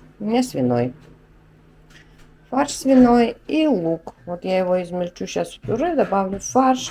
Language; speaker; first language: Russian; native; Russian